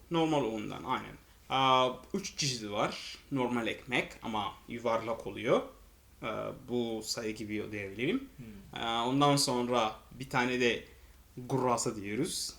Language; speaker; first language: Turkish; non-native, fluent; Arabic